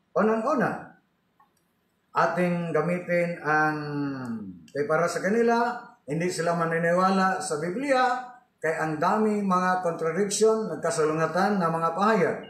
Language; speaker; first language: Filipino; non-native, local second language; Cebuano